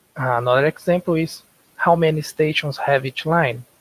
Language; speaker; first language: English; non-native, learner; Portuguese